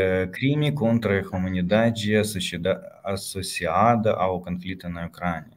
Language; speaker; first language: Portuguese; non-native, learner; Ukrainian